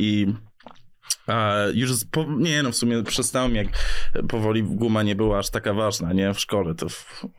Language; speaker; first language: Polish; early bilingual, heritage; English